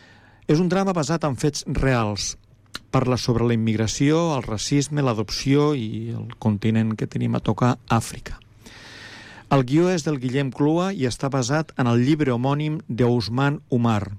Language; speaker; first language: Catalan; native; Catalan